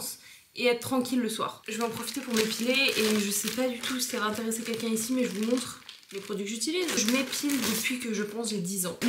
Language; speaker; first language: French; native; French